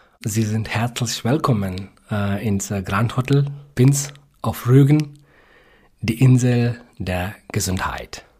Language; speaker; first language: German; non-native, learner; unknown